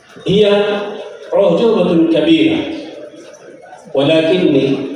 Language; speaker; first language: Arabic; non-native, fluent; Urdu